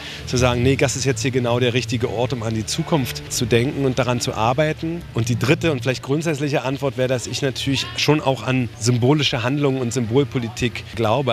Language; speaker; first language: German; native; German